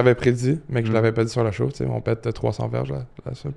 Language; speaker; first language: French; native; French